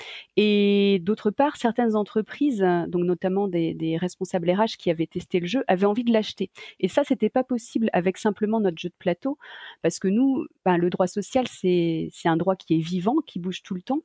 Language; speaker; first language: French; native; French